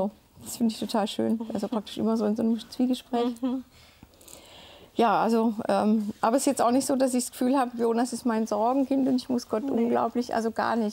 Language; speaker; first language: German; native; German